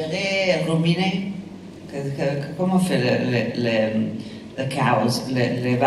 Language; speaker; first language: French; non-native, fluent; Italian